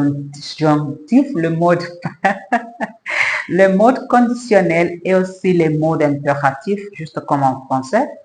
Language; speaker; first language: French; non-native, learner; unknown